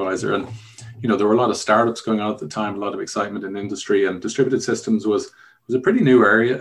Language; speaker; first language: English; native; English